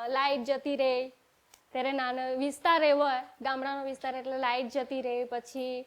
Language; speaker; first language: Gujarati; non-native, local second language; Gamit